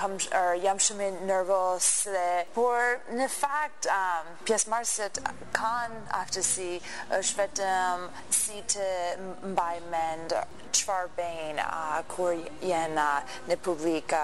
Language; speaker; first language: Albanian; non-native, learner; English